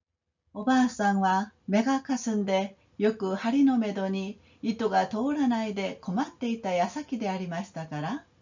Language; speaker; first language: Japanese; non-native, fluent; Korean